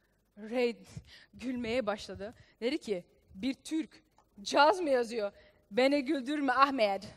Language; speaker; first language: Turkish; early bilingual, heritage; Turkish